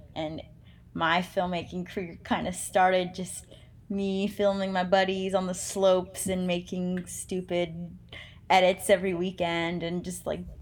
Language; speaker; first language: English; native; English